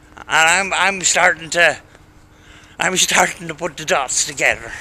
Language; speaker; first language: English; native; English